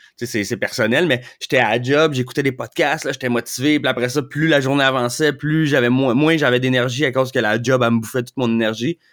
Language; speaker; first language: French; native; French